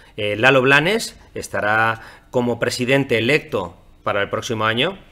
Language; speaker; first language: Spanish; non-native, local second language; Catalan